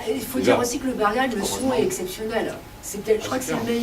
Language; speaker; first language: French; native; French